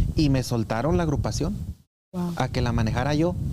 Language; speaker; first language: Spanish; native; Spanish